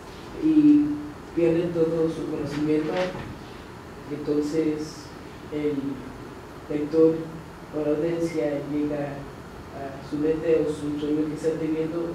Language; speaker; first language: Spanish; non-native, learner; English